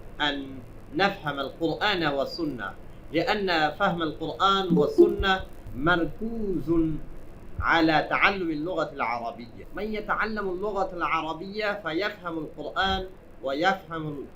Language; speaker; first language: Arabic; non-native, local second language; Bangla